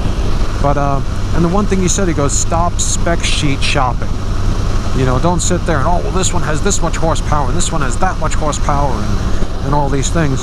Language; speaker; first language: English; native; English